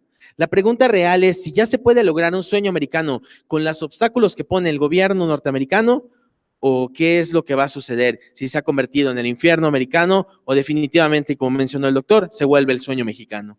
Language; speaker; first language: Spanish; native; Spanish